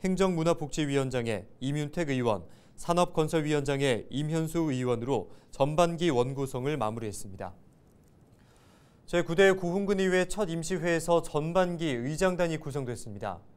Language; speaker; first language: Korean; native; Korean